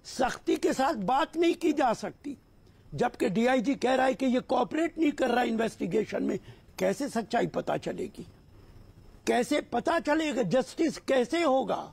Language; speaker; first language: Hindi; native; Hindi